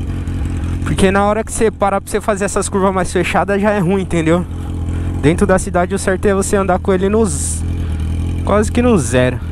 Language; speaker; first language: Portuguese; native; Portuguese